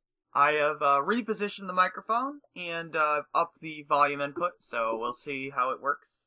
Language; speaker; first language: English; native; English